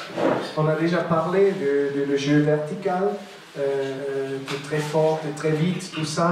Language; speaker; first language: French; non-native, local second language; German